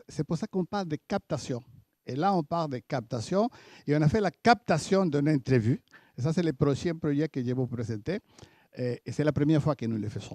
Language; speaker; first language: French; native; French